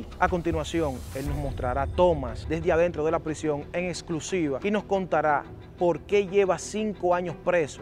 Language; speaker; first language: Spanish; native; Spanish